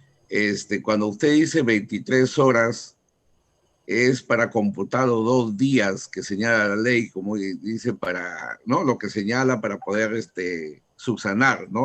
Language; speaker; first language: Spanish; native; Spanish